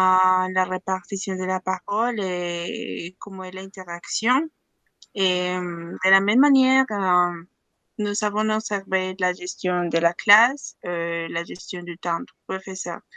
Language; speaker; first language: French; non-native, learner; Spanish